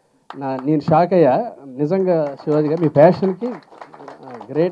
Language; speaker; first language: Telugu; native; Telugu